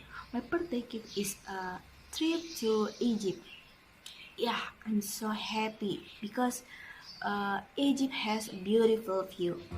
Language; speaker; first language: English; non-native, learner; Indonesian